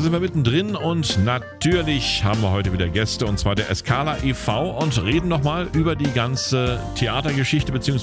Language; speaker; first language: German; native; German